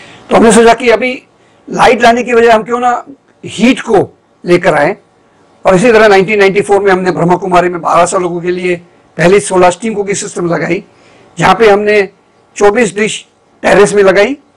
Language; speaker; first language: Hindi; non-native, fluent; Gujarati